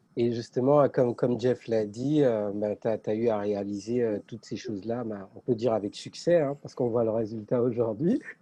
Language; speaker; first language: French; native; French